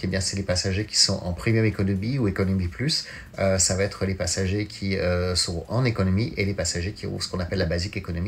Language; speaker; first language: French; native; French